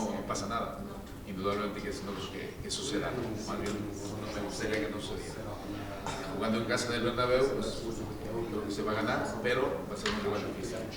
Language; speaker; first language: Spanish; native; Spanish